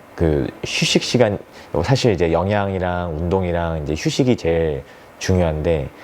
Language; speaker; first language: Korean; native; Korean